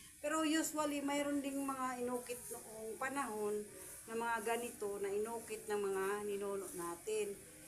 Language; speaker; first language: Filipino; non-native, local second language; Cebuano